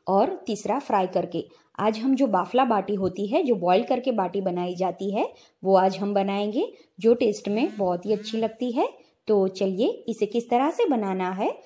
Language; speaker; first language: Hindi; non-native, local second language; Gujarati